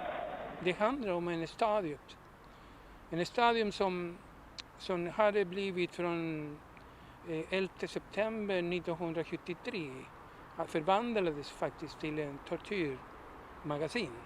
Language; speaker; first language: Swedish; non-native, fluent; Spanish